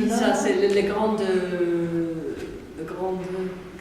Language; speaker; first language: French; non-native, learner; English